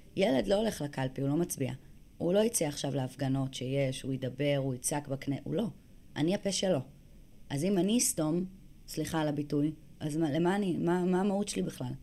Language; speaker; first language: Hebrew; native; Hebrew